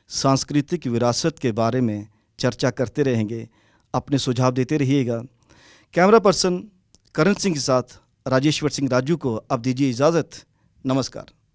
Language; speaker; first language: Hindi; non-native, local second language; Dogri